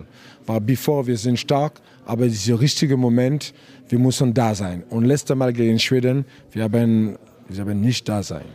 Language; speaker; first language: German; non-native, learner; French